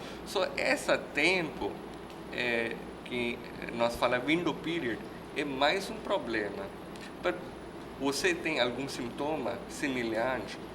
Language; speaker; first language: Portuguese; non-native, learner; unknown